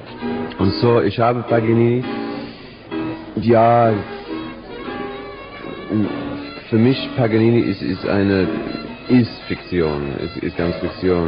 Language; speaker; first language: German; non-native, learner; English